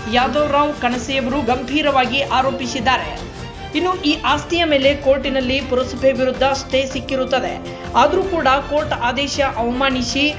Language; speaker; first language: Kannada; native; Kannada